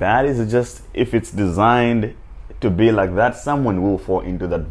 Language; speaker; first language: English; non-native, local second language; Nyanja